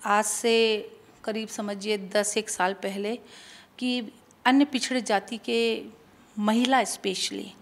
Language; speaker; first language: Hindi; native; Hindi